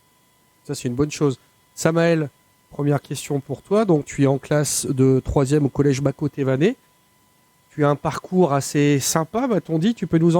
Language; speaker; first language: French; native; French